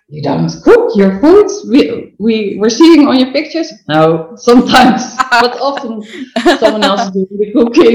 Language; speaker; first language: English; non-native, fluent; Dutch